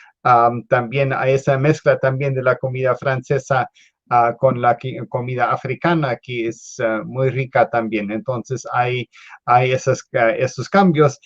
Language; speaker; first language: Spanish; non-native, fluent; English